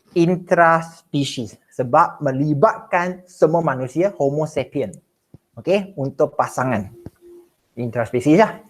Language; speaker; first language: Malay; non-native, local second language; Chinese